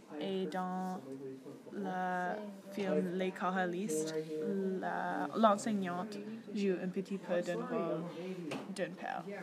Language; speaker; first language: French; non-native, learner; English